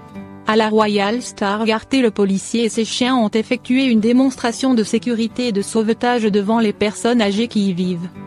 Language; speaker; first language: French; native; French